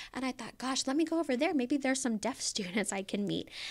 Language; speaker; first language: English; native; English